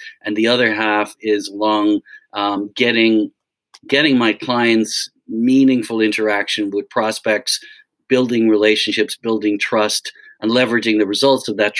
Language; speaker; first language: English; native; English